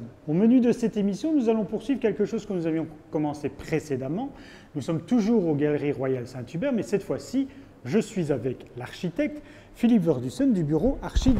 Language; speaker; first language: French; native; French